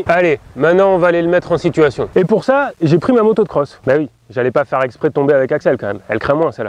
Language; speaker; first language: French; native; French